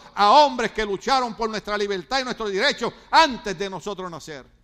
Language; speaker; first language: Spanish; native; Spanish